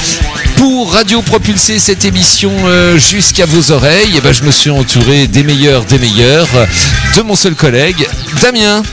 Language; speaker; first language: French; native; French